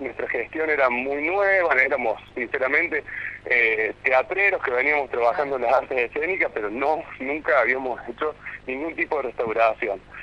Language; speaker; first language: Spanish; native; Spanish